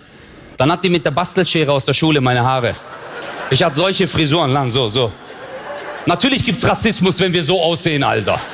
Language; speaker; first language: German; early bilingual, other home language; Turkish